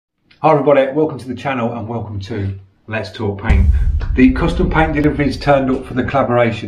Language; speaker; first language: English; native; English